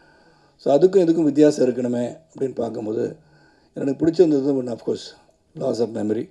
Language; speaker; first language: Tamil; native; Tamil